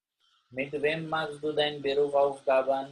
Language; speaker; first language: German; non-native, learner; Gujarati